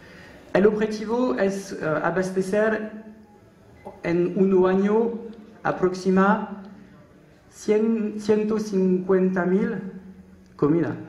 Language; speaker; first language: Spanish; non-native, learner; French